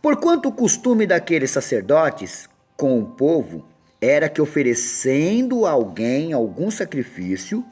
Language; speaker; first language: Portuguese; native; Portuguese